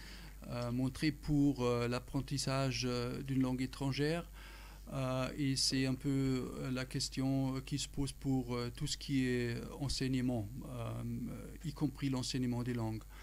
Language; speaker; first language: French; non-native, fluent; German